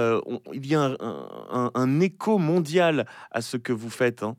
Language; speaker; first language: French; native; French